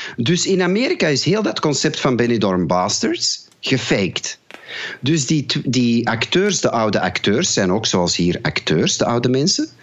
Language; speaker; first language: Dutch; native; Dutch